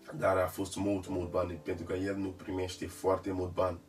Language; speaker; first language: Romanian; non-native, learner; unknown